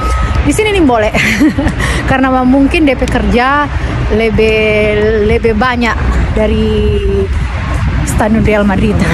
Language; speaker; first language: Indonesian; non-native, local second language; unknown